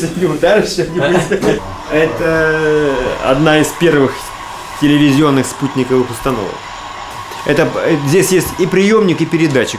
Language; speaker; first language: Russian; native; Russian